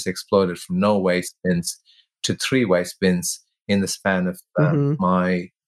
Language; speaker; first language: English; non-native, local second language; Tamil